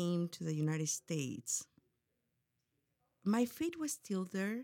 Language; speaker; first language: English; non-native, fluent; Spanish